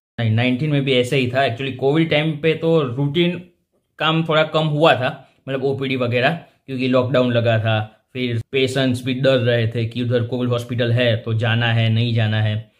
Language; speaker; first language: Hindi; non-native, local second language; Gujarati